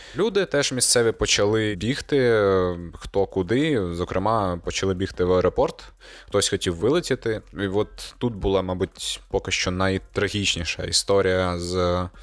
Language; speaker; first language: Ukrainian; native; Ukrainian